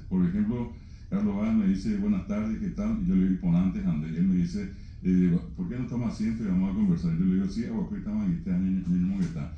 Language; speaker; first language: Spanish; native; Spanish